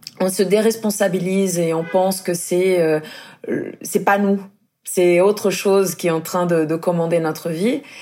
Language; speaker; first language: French; non-native, fluent; Portuguese